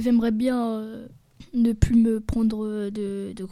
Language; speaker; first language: French; native; French